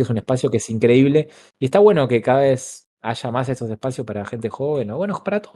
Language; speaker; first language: Spanish; native; Spanish